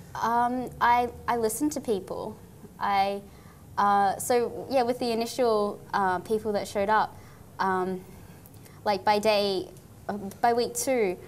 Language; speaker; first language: English; native; English